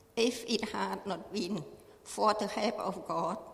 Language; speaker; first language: English; non-native, learner; Khmer